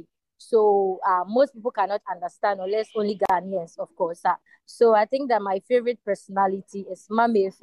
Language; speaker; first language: English; non-native, local second language; Ewe